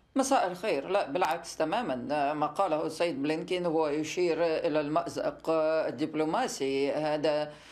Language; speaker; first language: Arabic; non-native, fluent; Russian